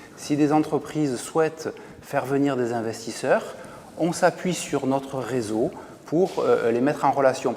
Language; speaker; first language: French; native; French